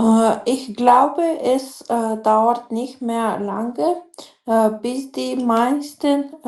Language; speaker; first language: German; non-native, learner; Macedonian